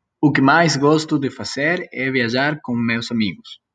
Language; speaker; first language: Portuguese; non-native, learner; Spanish